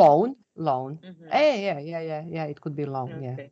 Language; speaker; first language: English; non-native, fluent; Serbian